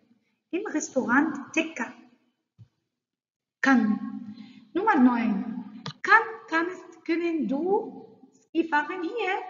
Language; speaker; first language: German; non-native, learner; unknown